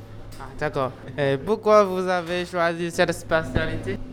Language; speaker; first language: French; non-native, learner; Chinese